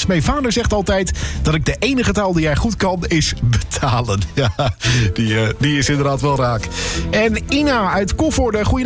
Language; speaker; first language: Dutch; native; Dutch